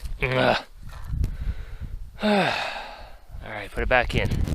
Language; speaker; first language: English; native; English